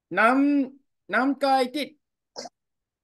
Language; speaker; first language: Vietnamese; non-native, learner; Korean